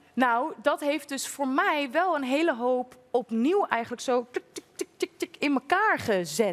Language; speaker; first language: Dutch; native; Dutch